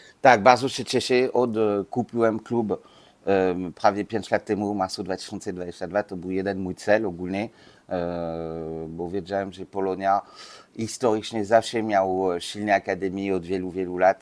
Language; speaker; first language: Polish; non-native, learner; French